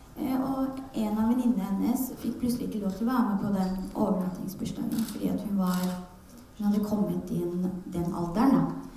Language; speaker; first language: Norwegian; early bilingual, other home language; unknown